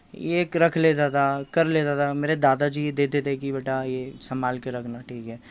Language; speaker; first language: Hindi; native; Hindi